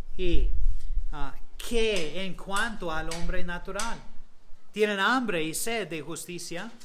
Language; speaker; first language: Spanish; non-native, fluent; English